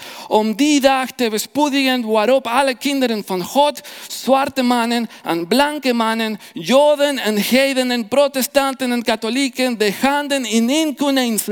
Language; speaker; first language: Dutch; non-native, fluent; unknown